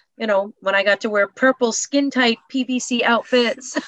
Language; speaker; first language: English; native; English